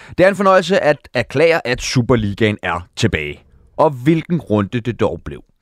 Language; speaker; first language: Danish; native; Danish